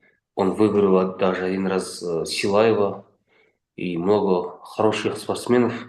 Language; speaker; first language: Russian; non-native, local second language; Kazakh